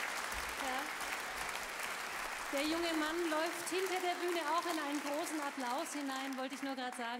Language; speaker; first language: German; native; German